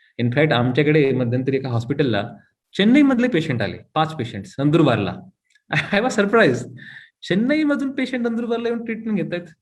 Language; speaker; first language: Marathi; native; Marathi